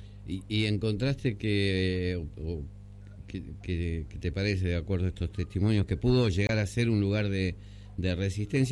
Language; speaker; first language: Spanish; native; Spanish